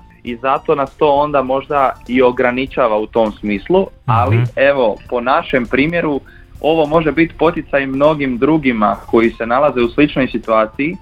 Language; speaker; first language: Croatian; native; Croatian